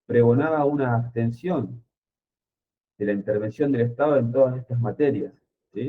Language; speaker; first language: Spanish; native; Spanish